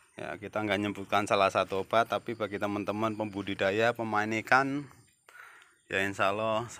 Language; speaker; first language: Indonesian; non-native, local second language; Javanese